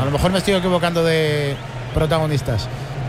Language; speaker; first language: Spanish; native; Spanish